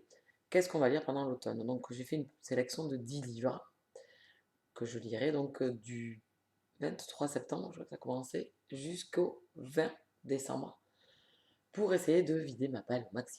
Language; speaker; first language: French; native; French